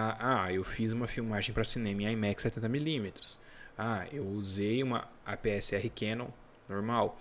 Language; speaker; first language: Portuguese; native; Portuguese